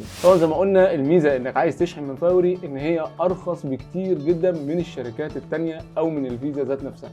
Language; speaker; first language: Arabic; native; Arabic